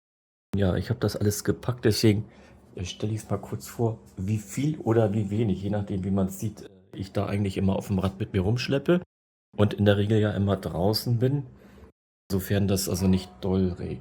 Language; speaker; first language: German; native; German